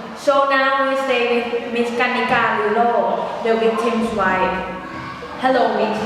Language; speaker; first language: English; non-native, fluent; Thai